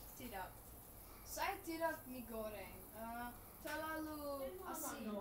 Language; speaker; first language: Indonesian; non-native, learner; English